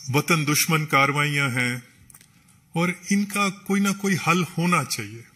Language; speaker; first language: Hindi; non-native, local second language; Punjabi